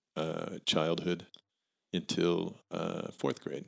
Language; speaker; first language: English; native; English